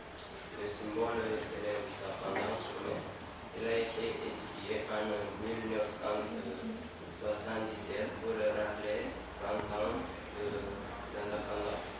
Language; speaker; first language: French; non-native, learner; Romanian